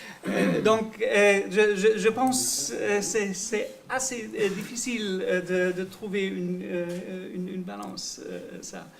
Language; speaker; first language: French; non-native, fluent; German